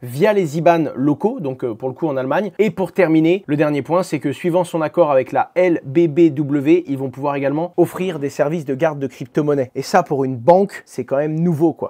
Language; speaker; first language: French; native; French